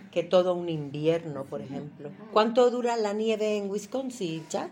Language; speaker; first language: Spanish; native; Spanish